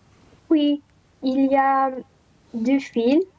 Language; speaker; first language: French; non-native, learner; Romanian